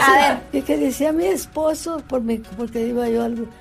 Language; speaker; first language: Spanish; early bilingual, heritage; Spanish